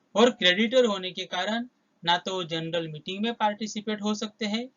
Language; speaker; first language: Hindi; non-native, local second language; Marathi